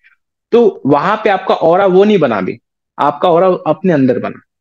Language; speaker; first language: Hindi; native; Hindi